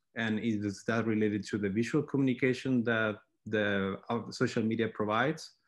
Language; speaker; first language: English; non-native, fluent; Spanish